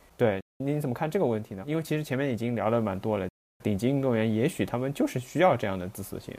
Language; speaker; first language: Chinese; native; Chinese